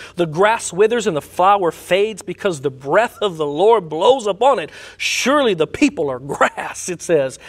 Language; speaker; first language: English; native; English